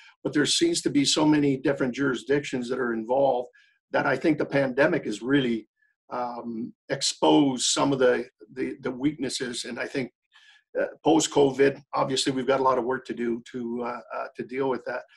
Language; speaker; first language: English; early bilingual, other home language; French